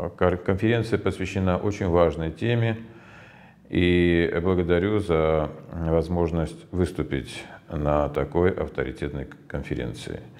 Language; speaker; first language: Russian; non-native, local second language; Armenian